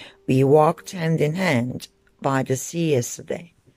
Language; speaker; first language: English; non-native, fluent; Turkish